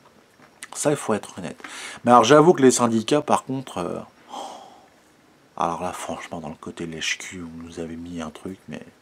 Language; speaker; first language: French; native; French